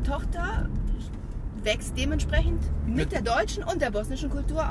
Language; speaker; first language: German; early bilingual, other home language; Bosnian